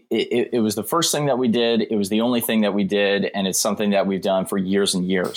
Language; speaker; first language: English; native; English